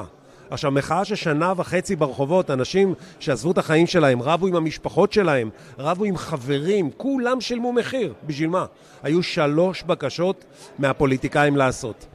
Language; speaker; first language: Hebrew; native; Hebrew